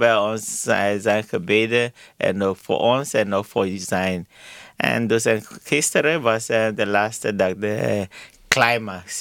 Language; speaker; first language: Dutch; non-native, learner; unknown